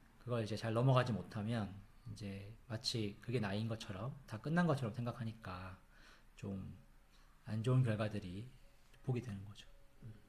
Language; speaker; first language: Korean; native; Korean